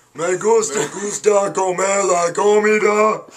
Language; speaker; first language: Spanish; non-native, learner; English